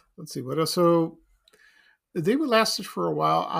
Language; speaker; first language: English; native; English